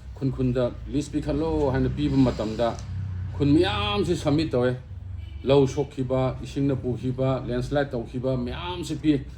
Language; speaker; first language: Manipuri; non-native, local second language; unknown